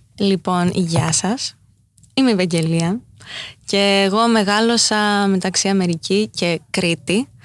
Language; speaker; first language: Greek; early bilingual, heritage; Greek